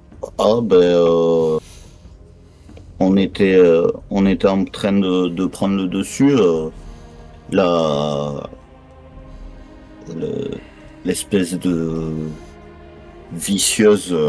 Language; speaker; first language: French; native; French